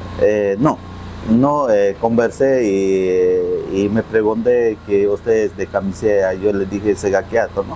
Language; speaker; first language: Spanish; non-native, local second language; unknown